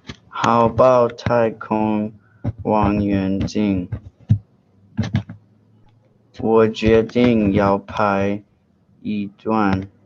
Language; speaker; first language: Chinese; non-native, learner; English